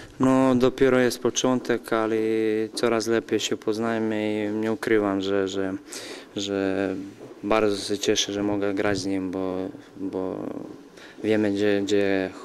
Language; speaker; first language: Polish; non-native, fluent; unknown